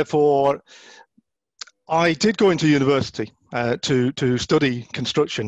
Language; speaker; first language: English; native; English